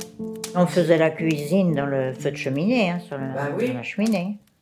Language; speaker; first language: French; native; French